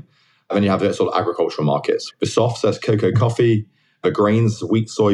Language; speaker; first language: English; native; English